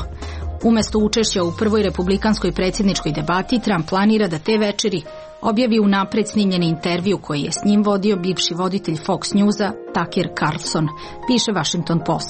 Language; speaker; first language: Serbian; native; Serbian